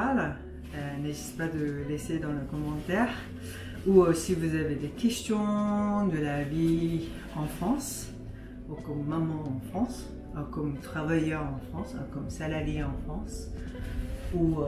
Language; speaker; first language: French; non-native, fluent; Japanese